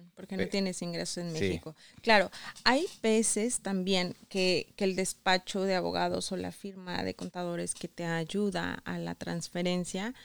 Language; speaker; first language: Spanish; native; Spanish